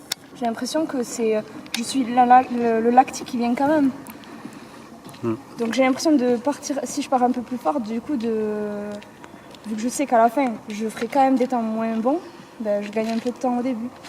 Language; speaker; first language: French; native; French